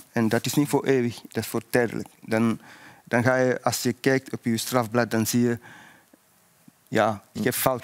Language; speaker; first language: Dutch; non-native, fluent; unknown